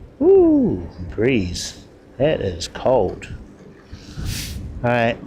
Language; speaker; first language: English; native; English